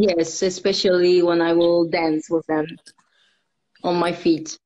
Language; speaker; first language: English; non-native, fluent; Polish